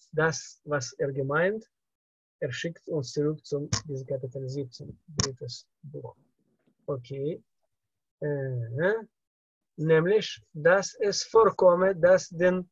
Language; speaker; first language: German; non-native, learner; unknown